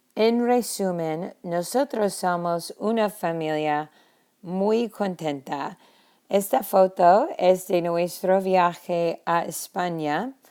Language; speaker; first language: Spanish; non-native, fluent; English